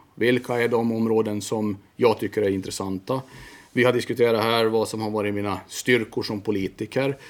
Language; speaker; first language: Swedish; native; Swedish